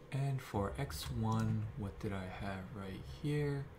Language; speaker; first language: English; native; English